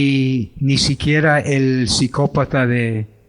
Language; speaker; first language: Spanish; non-native, fluent; English